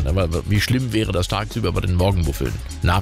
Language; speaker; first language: German; native; German